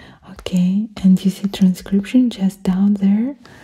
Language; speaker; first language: English; non-native, fluent; Ukrainian